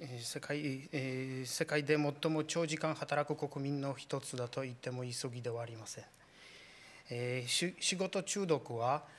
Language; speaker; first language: Japanese; non-native, fluent; Polish